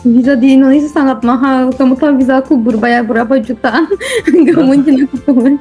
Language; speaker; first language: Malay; non-native, fluent; Turkish